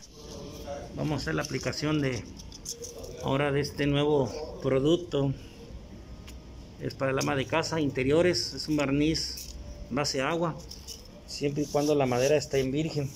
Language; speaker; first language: Spanish; native; Spanish